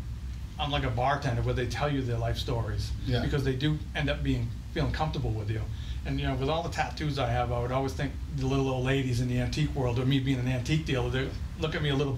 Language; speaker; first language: English; native; English